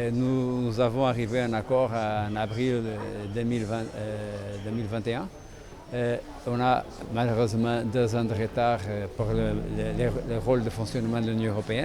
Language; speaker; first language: French; non-native, fluent; Spanish